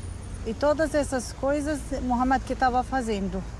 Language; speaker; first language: Portuguese; non-native, learner; Arabic